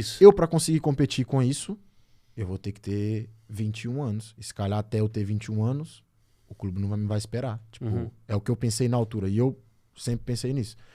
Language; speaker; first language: Portuguese; native; Portuguese